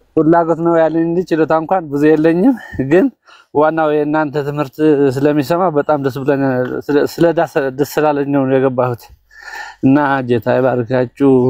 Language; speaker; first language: Amharic; non-native, local second language; Tigrinya